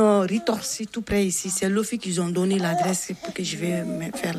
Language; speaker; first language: French; non-native, learner; Bambara